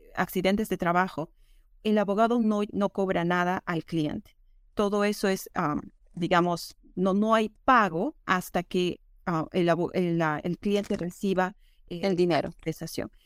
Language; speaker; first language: Spanish; native; Spanish